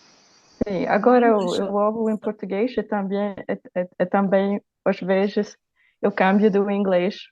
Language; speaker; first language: Portuguese; non-native, learner; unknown